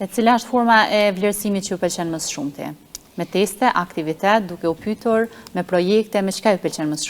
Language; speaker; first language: Albanian; native; Albanian